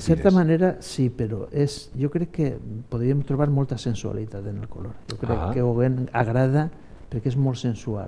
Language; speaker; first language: Catalan; native; Catalan